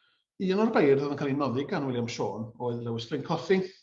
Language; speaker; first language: Welsh; native; Welsh